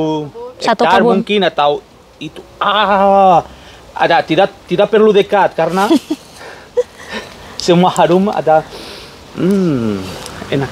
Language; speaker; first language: Indonesian; non-native, learner; Spanish